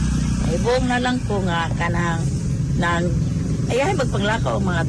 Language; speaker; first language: Cebuano; native; Cebuano